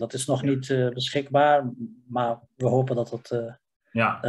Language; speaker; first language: Dutch; non-native, fluent; Riffian